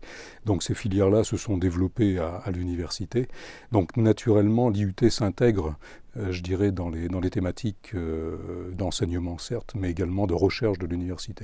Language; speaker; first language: French; native; French